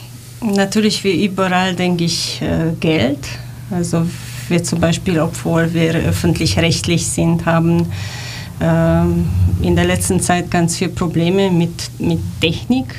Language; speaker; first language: German; non-native, fluent; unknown